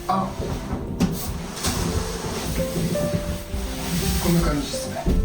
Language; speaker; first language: Japanese; native; Japanese